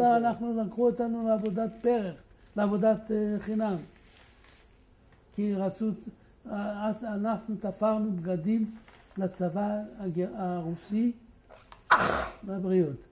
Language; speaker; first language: Hebrew; non-native, fluent; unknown